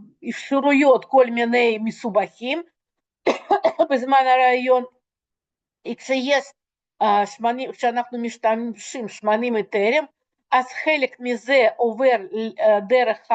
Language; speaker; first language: Hebrew; non-native, fluent; Russian